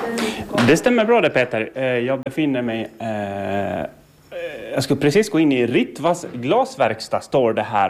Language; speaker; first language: Swedish; native; Swedish